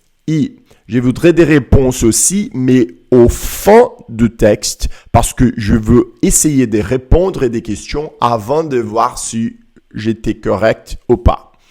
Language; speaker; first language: French; non-native, learner; Portuguese